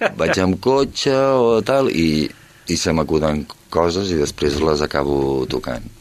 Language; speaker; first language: Catalan; native; Catalan